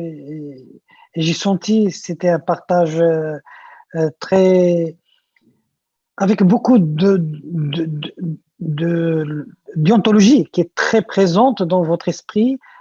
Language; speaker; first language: French; non-native, local second language; Arabic